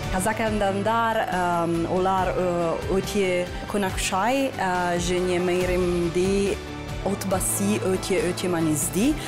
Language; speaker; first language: Kazakh; non-native, learner; Italian